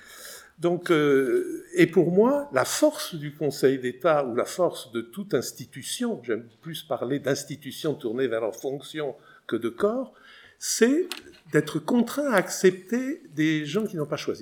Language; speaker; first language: French; native; French